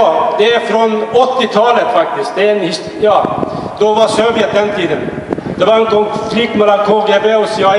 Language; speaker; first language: Swedish; non-native, fluent; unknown